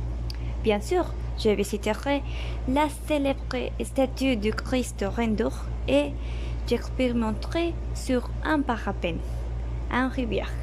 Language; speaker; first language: French; non-native, learner; Spanish